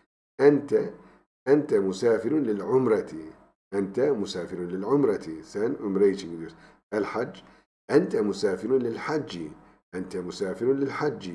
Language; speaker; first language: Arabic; non-native, fluent; Turkish